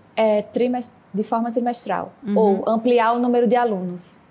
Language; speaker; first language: Portuguese; native; Portuguese